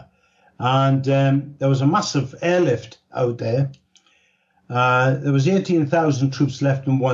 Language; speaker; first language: English; native; English